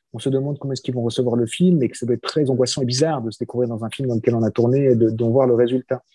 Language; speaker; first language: French; native; French